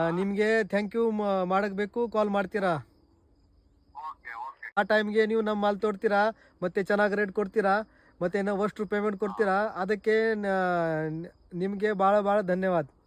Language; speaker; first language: Kannada; non-native, learner; Marathi